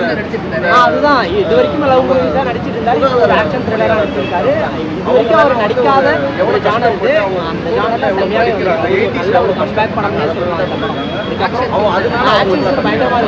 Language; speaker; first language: Tamil; native; Tamil